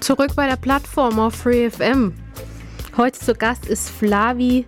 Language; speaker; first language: German; native; German